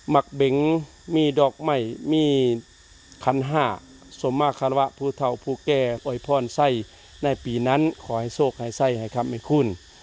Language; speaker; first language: Lao; native; Lao